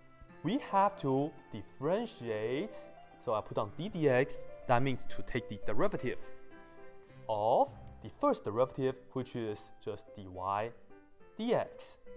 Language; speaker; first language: English; non-native, fluent; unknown